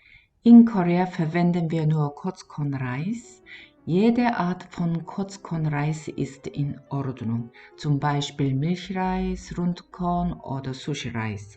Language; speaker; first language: German; non-native, learner; Korean